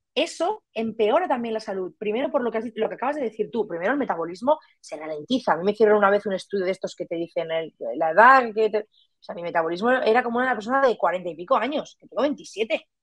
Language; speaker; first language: Spanish; native; Spanish